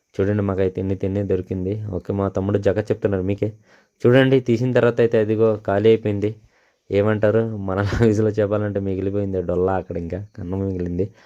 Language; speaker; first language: Telugu; non-native, local second language; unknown